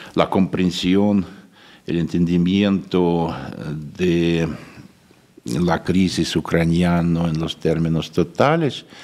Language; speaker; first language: Spanish; non-native, fluent; Russian